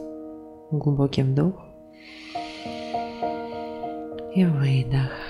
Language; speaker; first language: Russian; native; Russian